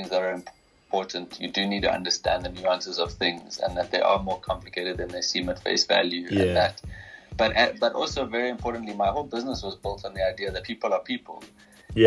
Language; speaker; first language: English; native; English